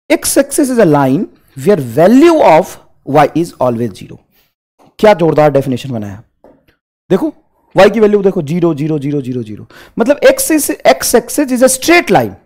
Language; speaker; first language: Hindi; native; Hindi